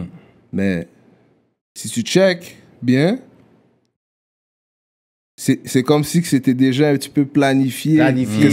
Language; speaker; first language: French; native; French